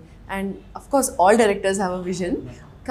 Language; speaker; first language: Telugu; non-native, local second language; Hindi